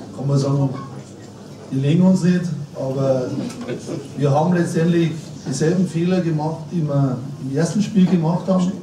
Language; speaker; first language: German; native; German